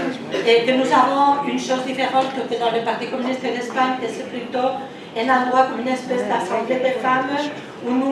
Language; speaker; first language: French; non-native, fluent; Spanish